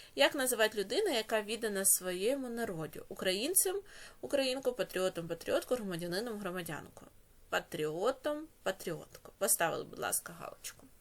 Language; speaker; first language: Ukrainian; native; Ukrainian